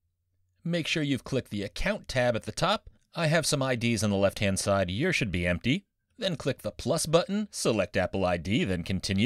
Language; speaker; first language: English; native; English